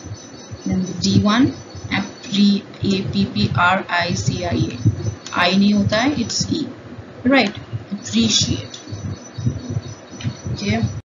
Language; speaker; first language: English; non-native, local second language; Hindi